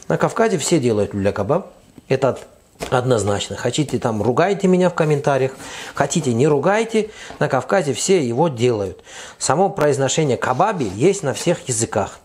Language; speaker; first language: Russian; non-native, fluent; Azerbaijani